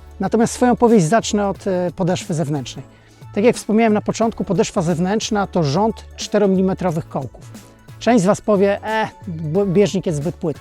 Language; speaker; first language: Polish; native; Polish